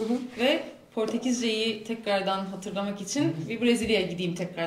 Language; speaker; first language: Turkish; native; Turkish